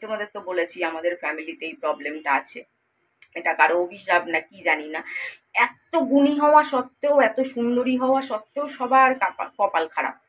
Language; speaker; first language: Bangla; native; Bangla